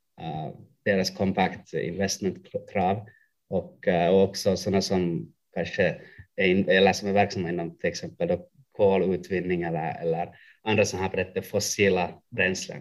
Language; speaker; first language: Swedish; non-native, local second language; Finnish